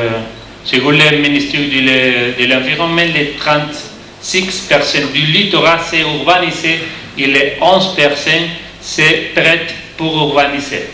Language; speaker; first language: French; non-native, learner; Spanish